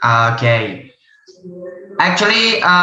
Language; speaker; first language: English; non-native, learner; Indonesian